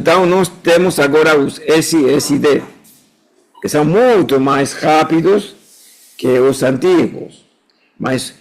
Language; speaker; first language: Portuguese; non-native, fluent; Spanish